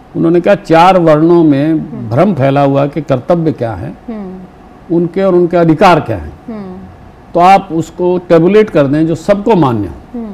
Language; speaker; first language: Hindi; native; Hindi